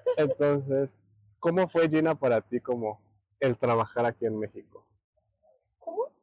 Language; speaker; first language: Spanish; native; Spanish